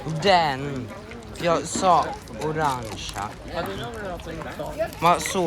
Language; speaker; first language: Swedish; early bilingual, other home language; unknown